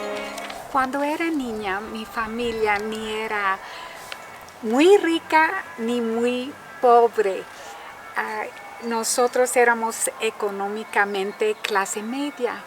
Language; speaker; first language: Spanish; non-native, fluent; English